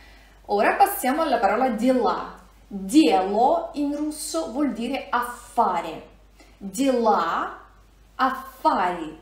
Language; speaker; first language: Italian; non-native, fluent; Russian